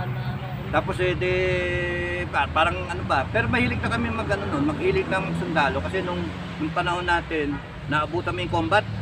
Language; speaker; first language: Filipino; native; Filipino